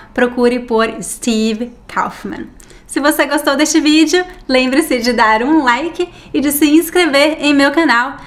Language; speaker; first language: Portuguese; native; Portuguese